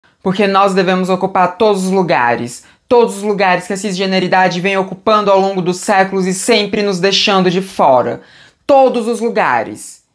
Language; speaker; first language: Portuguese; native; Portuguese